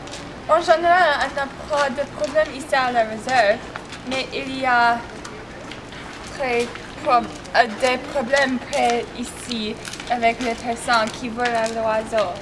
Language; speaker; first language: French; non-native, learner; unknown